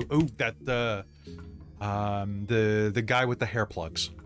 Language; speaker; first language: English; native; English